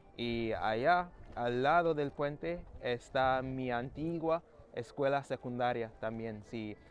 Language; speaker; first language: Spanish; non-native, fluent; English